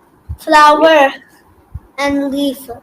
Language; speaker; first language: English; non-native, learner; Hindi